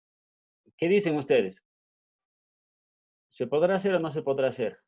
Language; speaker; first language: Spanish; native; Spanish